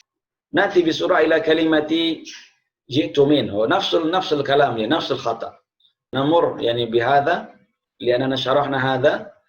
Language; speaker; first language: Arabic; non-native, fluent; Indonesian